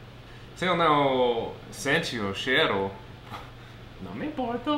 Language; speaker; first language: Portuguese; non-native, fluent; English